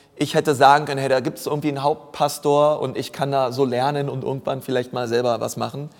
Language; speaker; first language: German; native; German